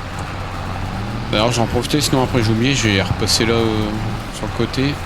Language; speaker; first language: French; native; French